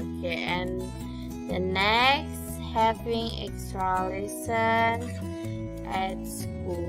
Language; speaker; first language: English; non-native, fluent; Indonesian